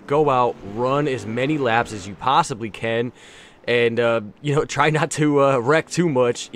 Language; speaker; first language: English; native; English